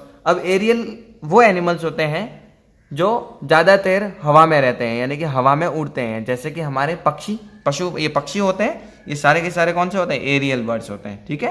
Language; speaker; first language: Hindi; native; Hindi